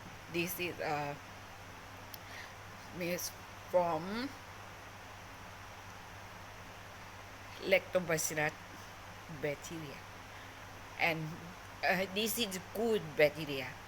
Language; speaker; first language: English; non-native, learner; Thai